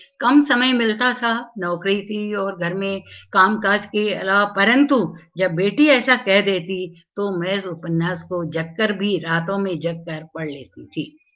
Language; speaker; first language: Hindi; non-native, local second language; Tamil